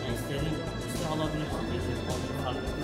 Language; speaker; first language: Turkish; native; Turkish